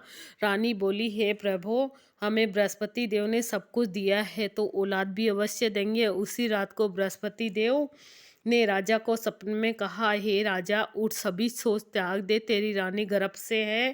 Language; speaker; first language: Hindi; native; Hindi